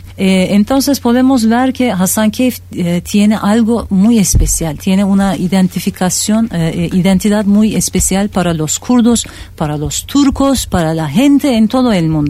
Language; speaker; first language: Spanish; non-native, fluent; Turkish